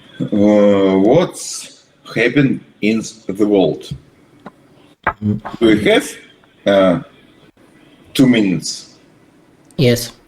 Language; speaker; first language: English; non-native, learner; Russian